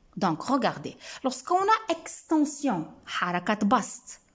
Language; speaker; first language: French; non-native, local second language; Arabic